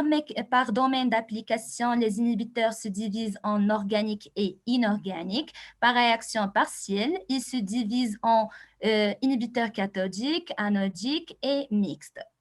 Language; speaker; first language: French; non-native, local second language; Arabic